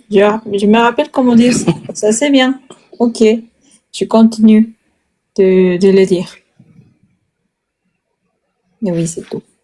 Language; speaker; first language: French; non-native, learner; Spanish